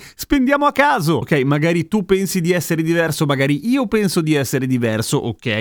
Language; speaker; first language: Italian; native; Italian